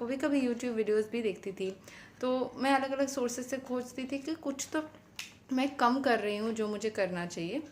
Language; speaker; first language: Hindi; non-native, local second language; Bangla